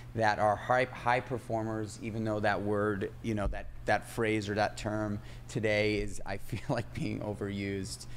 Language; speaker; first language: English; native; English